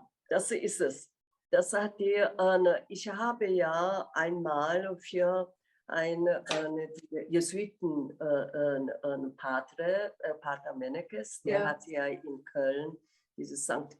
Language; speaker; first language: German; non-native, fluent; Korean